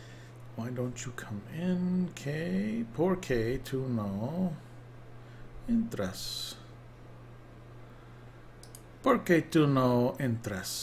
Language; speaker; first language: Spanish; non-native, learner; English